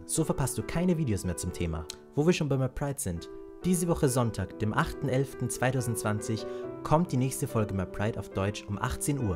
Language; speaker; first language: German; native; German